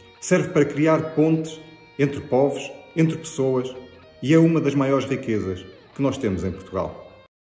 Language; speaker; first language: Portuguese; native; Portuguese